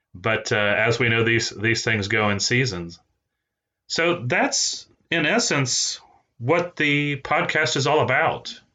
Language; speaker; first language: English; native; English